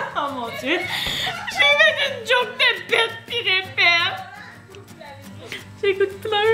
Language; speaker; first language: French; native; French